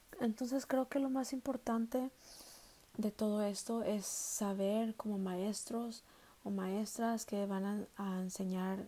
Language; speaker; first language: Spanish; early bilingual, heritage; Spanish